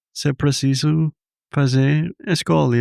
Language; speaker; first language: Portuguese; non-native, fluent; English